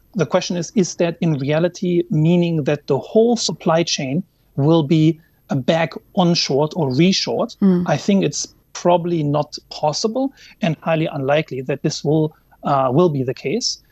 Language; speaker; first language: English; non-native, fluent; German